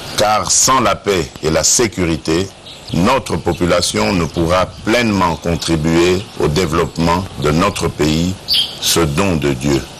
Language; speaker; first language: French; non-native, local second language; Luba-Lulua